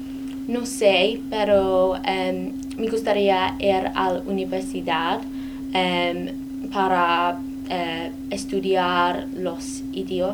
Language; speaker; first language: Spanish; non-native, learner; English